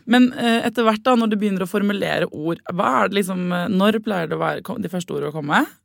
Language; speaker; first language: Norwegian; native; Norwegian